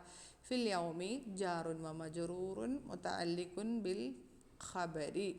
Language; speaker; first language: Arabic; non-native, fluent; Malayalam